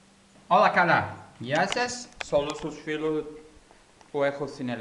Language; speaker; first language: Greek; non-native, learner; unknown